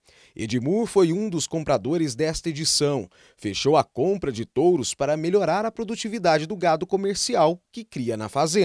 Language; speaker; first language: Portuguese; native; Portuguese